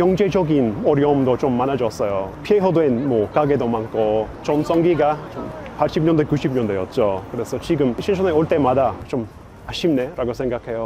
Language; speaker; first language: Korean; non-native, fluent; English